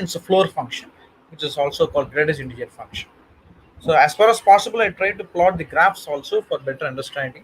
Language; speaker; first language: English; non-native, local second language; Tamil